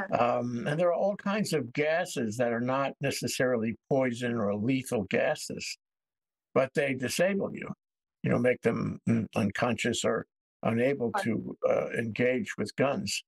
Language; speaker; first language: English; native; English